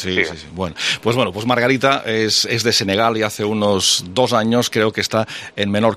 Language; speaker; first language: Spanish; non-native, local second language; Catalan